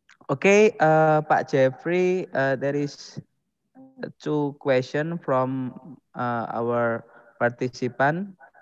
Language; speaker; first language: English; non-native, fluent; Indonesian